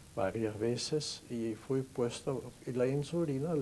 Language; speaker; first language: Spanish; non-native, fluent; German